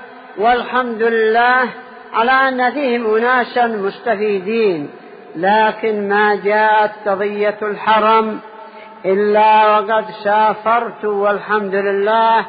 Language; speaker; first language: Arabic; native; Arabic